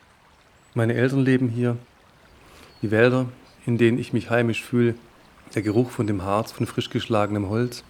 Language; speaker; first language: German; native; German